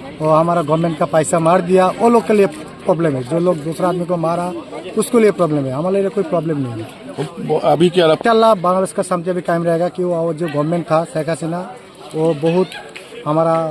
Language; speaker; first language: Hindi; non-native, learner; Bangla